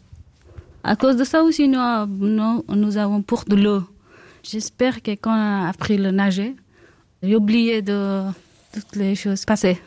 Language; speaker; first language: French; non-native, learner; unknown